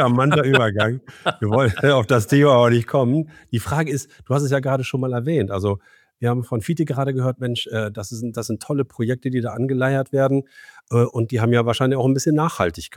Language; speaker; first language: German; native; German